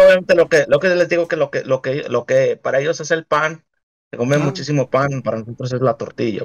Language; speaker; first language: Spanish; native; Spanish